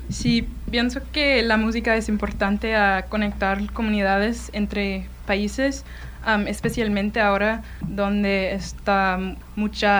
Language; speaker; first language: Spanish; non-native, learner; English